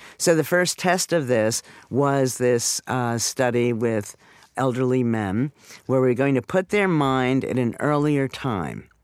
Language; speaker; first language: English; native; English